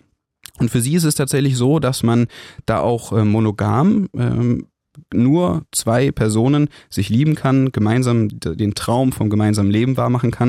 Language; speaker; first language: German; native; German